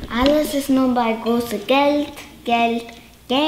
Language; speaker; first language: German; early bilingual, other home language; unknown